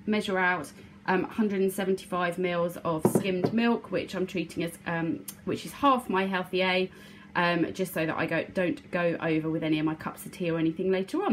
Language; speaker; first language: English; native; English